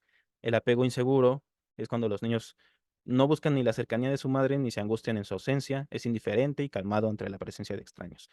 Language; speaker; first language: Spanish; native; Spanish